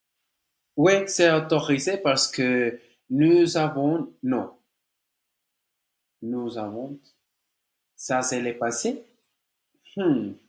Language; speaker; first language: French; non-native, learner; Spanish